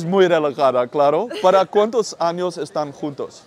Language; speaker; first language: Spanish; non-native, learner; Dutch